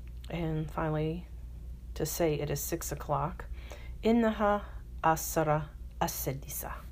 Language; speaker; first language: English; native; English